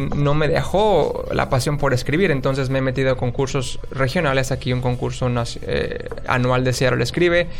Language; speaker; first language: Spanish; native; Spanish